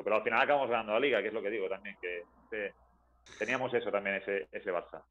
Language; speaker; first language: Spanish; native; Spanish